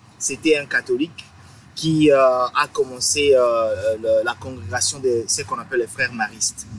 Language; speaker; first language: French; non-native, local second language; Swahili